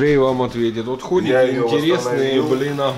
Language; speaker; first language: Russian; native; Russian